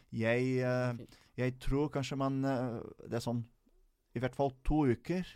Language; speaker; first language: Norwegian; non-native, fluent; Portuguese